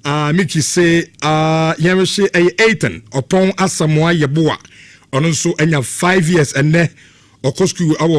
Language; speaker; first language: English; non-native, local second language; Akan